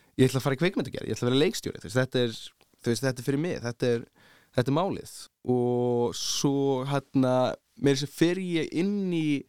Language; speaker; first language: Icelandic; early bilingual, heritage; Icelandic